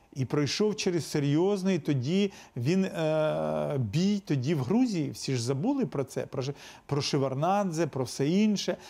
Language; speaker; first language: Ukrainian; non-native, local second language; Russian